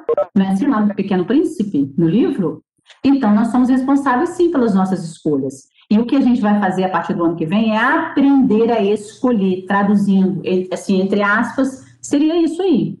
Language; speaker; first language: Portuguese; native; Portuguese